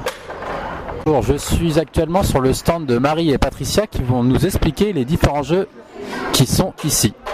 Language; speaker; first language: French; native; French